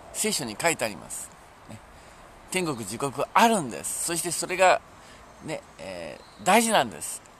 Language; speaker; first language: Japanese; native; Japanese